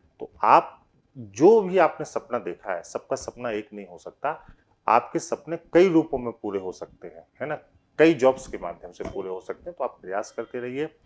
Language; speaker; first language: Hindi; native; Hindi